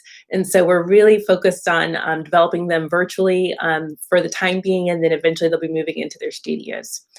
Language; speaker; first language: English; native; English